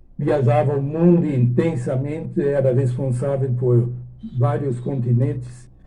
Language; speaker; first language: Portuguese; non-native, fluent; German